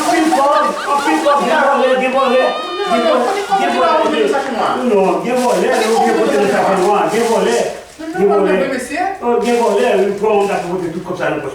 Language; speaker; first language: Portuguese; non-native, learner; Haitian Creole